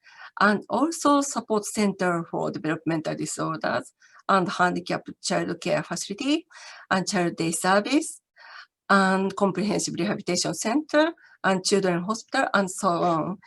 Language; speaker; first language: English; non-native, learner; Japanese